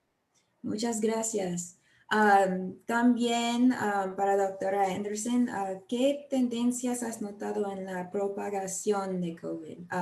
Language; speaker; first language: Spanish; non-native, learner; English